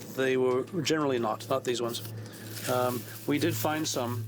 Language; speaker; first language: English; native; English